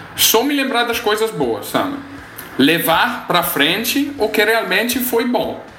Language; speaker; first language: Portuguese; non-native, fluent; Italian